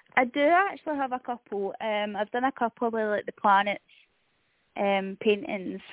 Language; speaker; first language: English; native; English